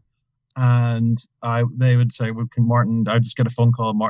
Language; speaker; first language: English; native; English